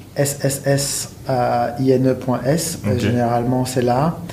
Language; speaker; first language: French; native; French